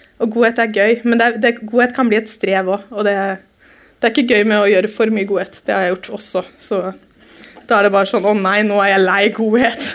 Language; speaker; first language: Norwegian; native; Norwegian